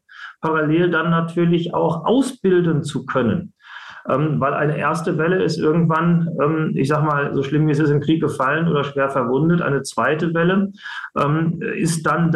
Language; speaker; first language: German; native; German